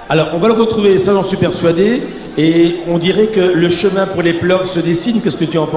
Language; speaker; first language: French; native; French